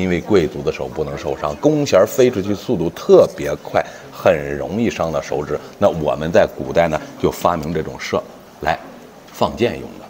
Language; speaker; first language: Chinese; native; Chinese